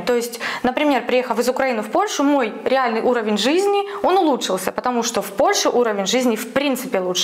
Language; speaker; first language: Russian; native; Russian